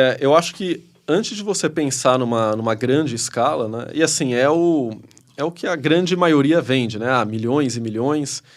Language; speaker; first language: Portuguese; early bilingual, other home language; Spanish